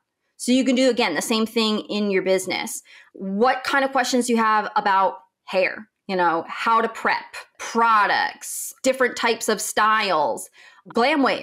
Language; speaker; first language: English; native; English